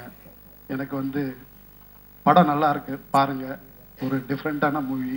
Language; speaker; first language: Tamil; native; Tamil